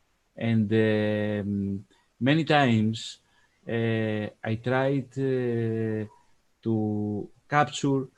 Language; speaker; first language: English; non-native, fluent; Greek